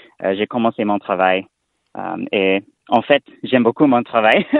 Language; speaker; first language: French; non-native, learner; English